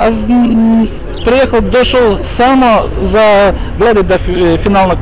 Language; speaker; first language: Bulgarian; non-native, learner; Russian